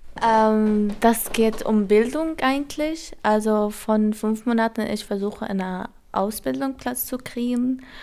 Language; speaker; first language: German; non-native, learner; Arabic